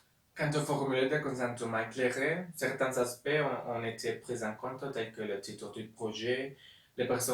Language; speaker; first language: French; non-native, learner; Spanish